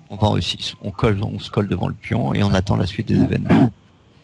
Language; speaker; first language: French; native; French